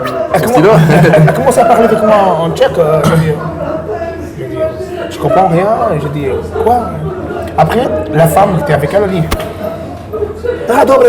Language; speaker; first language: French; non-native, fluent; Portuguese